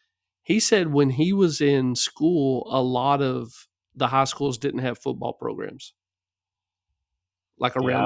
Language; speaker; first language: English; native; English